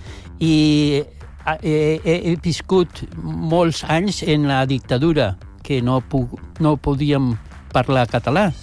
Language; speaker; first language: Catalan; non-native, local second language; Spanish